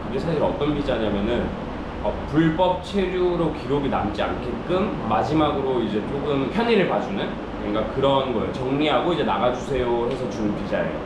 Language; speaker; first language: Korean; early bilingual, other home language; Urdu